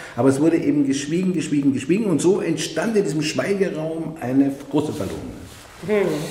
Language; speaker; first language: German; native; German